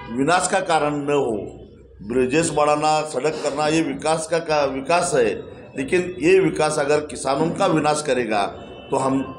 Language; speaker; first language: Hindi; non-native, local second language; Marathi